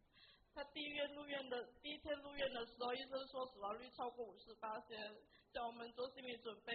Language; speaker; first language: Chinese; native; Chinese